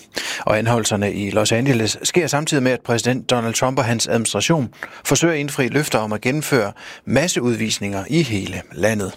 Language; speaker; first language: Danish; native; Danish